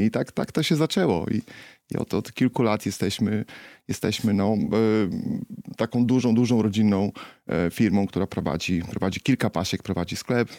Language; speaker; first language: Polish; native; Polish